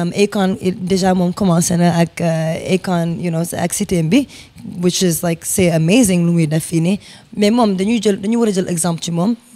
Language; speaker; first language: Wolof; early bilingual, heritage; Fula